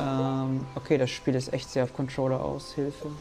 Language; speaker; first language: German; native; German